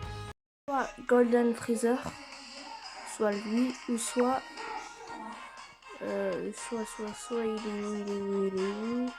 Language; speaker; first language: French; native; French